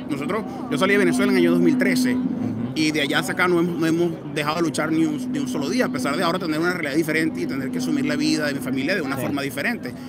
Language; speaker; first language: Spanish; native; Spanish